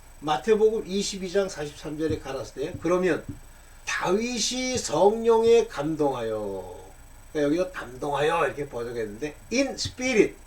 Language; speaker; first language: Korean; native; Korean